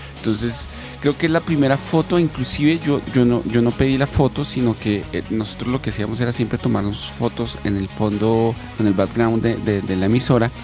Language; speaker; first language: Spanish; native; Spanish